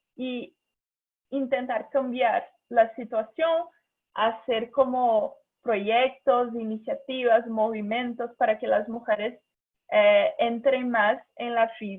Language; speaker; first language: Spanish; non-native, fluent; Portuguese